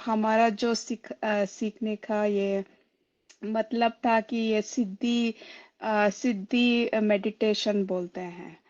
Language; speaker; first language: Hindi; non-native, local second language; Kannada